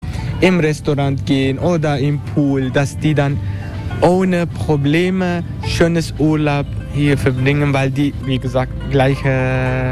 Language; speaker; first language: German; non-native, learner; Turkish